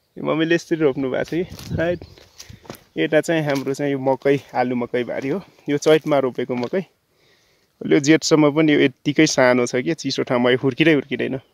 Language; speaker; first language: Nepali; non-native, local second language; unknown